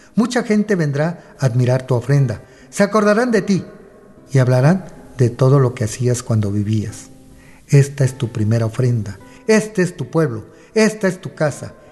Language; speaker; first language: Spanish; native; Spanish